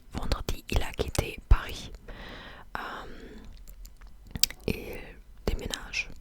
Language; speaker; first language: French; non-native, fluent; English